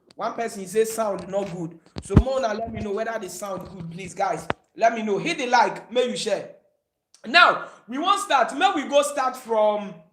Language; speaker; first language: Nigerian Pidgin; native; Nigerian Pidgin